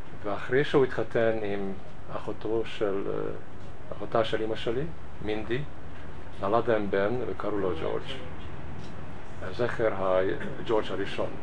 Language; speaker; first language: Hebrew; non-native, fluent; Hungarian